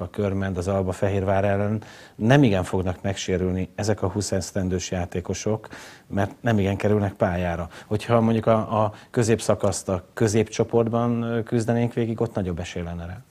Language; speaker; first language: Hungarian; native; Hungarian